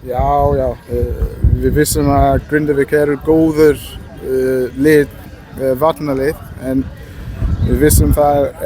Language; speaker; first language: Icelandic; non-native, learner; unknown